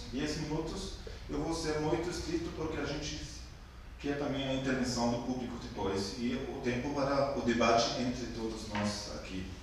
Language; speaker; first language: Portuguese; non-native, fluent; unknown